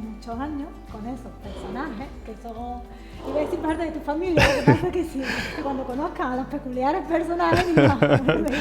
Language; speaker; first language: Spanish; native; Spanish